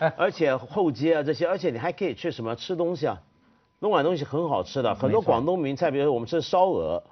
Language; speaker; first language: Chinese; native; Chinese